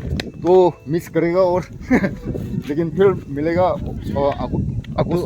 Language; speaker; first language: Hindi; non-native, local second language; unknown